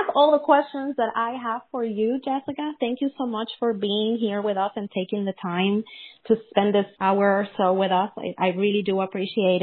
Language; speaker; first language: English; non-native, fluent; Spanish